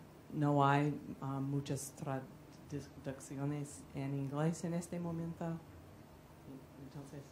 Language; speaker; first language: Spanish; non-native, learner; English